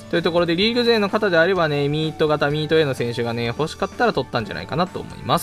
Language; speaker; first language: Japanese; native; Japanese